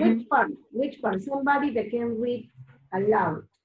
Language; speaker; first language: English; non-native, learner; Spanish